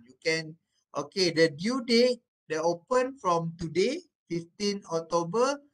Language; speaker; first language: English; non-native, local second language; Malay